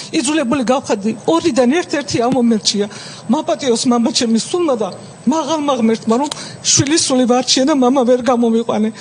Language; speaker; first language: Georgian; native; Georgian